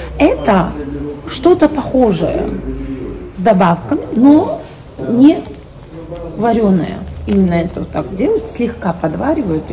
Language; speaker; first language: Russian; native; Russian